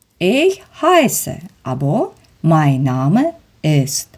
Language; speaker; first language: German; non-native, fluent; Ukrainian